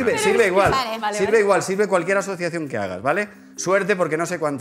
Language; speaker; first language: Spanish; native; Spanish